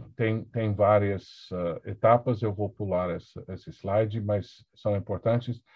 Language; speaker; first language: Portuguese; non-native, fluent; English